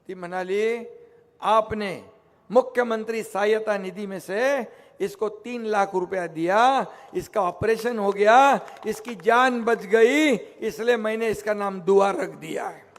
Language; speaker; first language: Hindi; non-native, local second language; Marathi